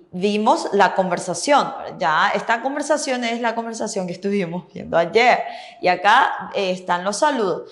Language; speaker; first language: Spanish; native; Spanish